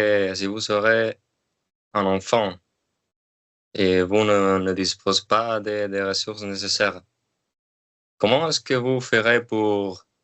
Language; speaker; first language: French; non-native, learner; Spanish